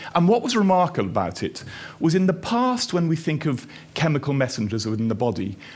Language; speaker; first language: English; native; English